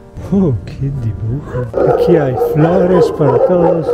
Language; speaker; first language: Spanish; non-native, fluent; Italian